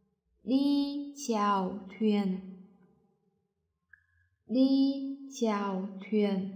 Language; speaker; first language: Vietnamese; native; Vietnamese